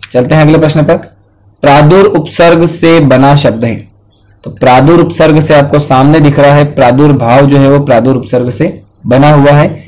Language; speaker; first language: Hindi; native; Hindi